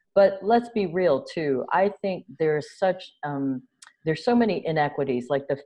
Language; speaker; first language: English; native; English